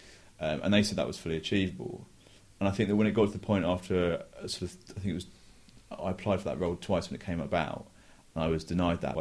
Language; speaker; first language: English; native; English